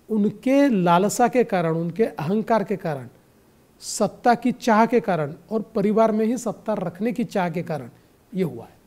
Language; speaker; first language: Hindi; non-native, local second language; Marathi